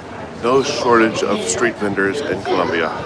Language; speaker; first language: English; native; English